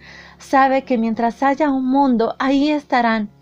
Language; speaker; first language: Spanish; native; Spanish